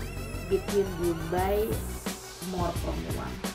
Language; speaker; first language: English; non-native, learner; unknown